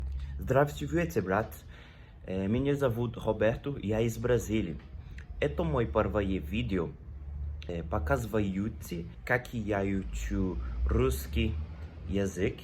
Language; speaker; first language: Russian; non-native, learner; Portuguese